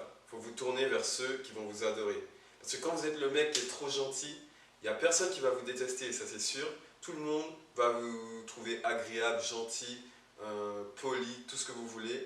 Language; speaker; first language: French; native; French